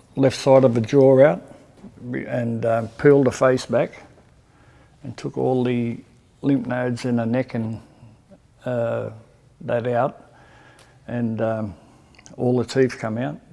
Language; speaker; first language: English; native; English